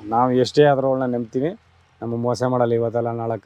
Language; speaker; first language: Kannada; native; Kannada